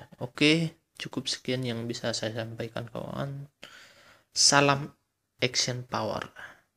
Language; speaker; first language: Indonesian; non-native, local second language; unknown